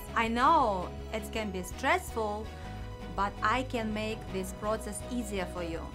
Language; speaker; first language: English; non-native, fluent; Russian